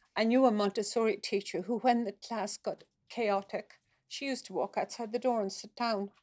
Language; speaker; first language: English; native; English